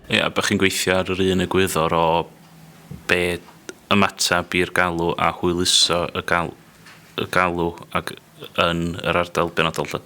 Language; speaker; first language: Welsh; native; Welsh